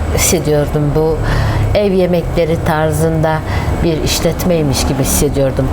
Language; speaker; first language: Turkish; non-native, fluent; Kyrgyz